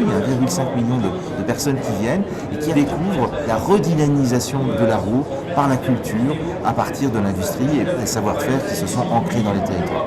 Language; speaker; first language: French; native; French